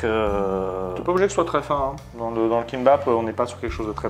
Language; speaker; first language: French; native; French